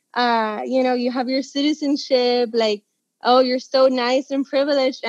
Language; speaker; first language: English; non-native, local second language; Spanish